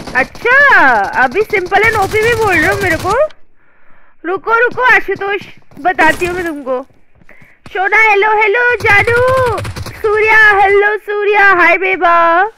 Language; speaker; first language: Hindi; non-native, local second language; Assamese